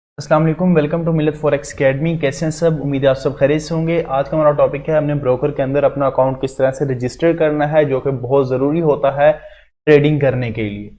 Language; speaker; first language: Urdu; non-native, local second language; Punjabi